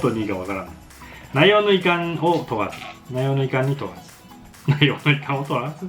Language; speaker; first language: Japanese; native; Japanese